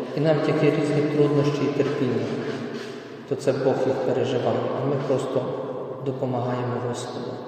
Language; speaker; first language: Ukrainian; non-native, fluent; Polish